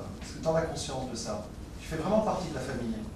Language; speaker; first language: French; native; French